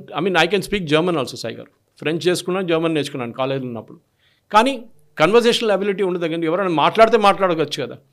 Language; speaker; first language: Telugu; non-native, local second language; Malayalam